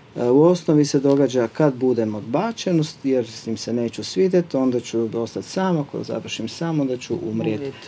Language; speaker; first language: Croatian; native; Croatian